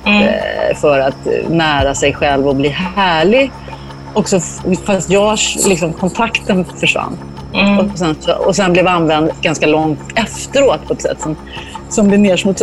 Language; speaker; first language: Swedish; native; Swedish